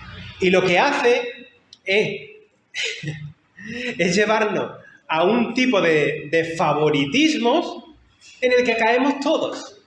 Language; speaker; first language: Spanish; native; Spanish